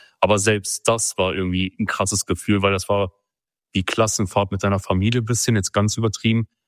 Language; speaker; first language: German; early bilingual, other home language; Kurdish